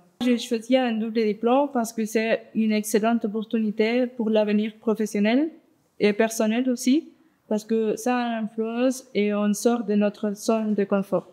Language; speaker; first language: French; non-native, fluent; Spanish